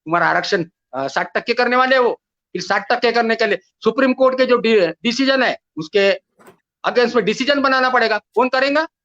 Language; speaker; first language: Hindi; non-native, local second language; Marathi